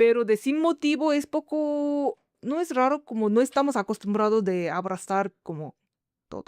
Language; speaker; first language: Spanish; non-native, fluent; Korean